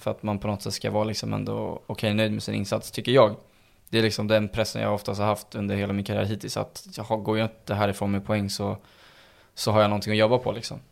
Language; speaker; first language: Swedish; native; Swedish